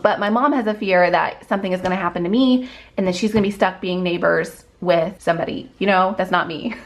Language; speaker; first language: English; native; English